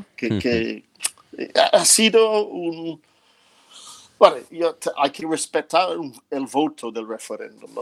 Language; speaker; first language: Spanish; non-native, fluent; English